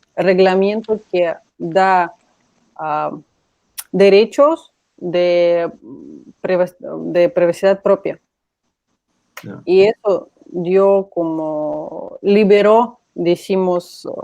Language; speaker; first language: Spanish; non-native, fluent; Russian